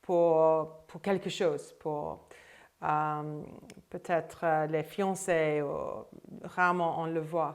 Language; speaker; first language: French; non-native, fluent; English